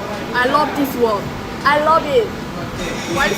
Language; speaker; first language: English; non-native, learner; Japanese